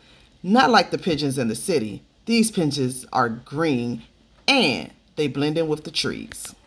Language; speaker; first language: English; native; English